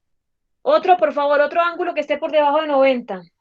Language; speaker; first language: Spanish; native; Spanish